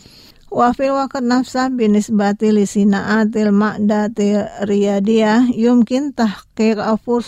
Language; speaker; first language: Arabic; non-native, fluent; Indonesian